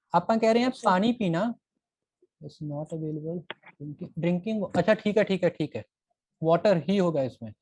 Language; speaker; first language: Hindi; non-native, local second language; Punjabi